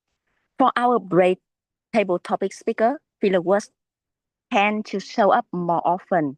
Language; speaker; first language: English; non-native, learner; Vietnamese